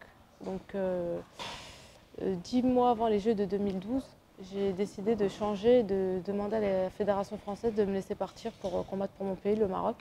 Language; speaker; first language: French; early bilingual, other home language; Arabic